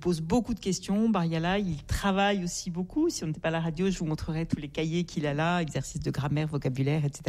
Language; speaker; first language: French; native; French